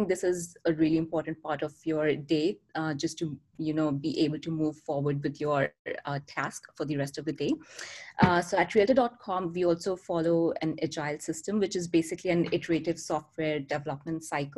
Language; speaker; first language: English; non-native, local second language; Hindi